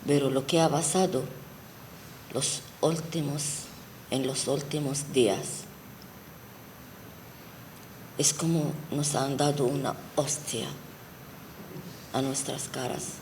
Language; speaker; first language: Spanish; non-native, fluent; Arabic